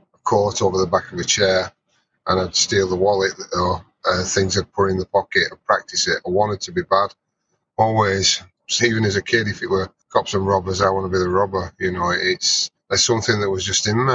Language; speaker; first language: English; native; English